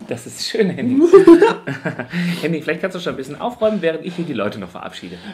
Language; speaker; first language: German; native; German